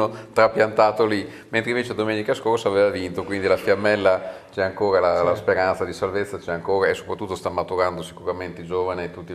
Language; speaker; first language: Italian; native; Italian